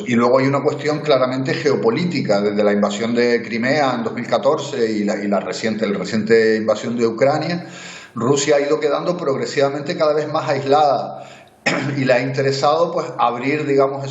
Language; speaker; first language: Spanish; native; Spanish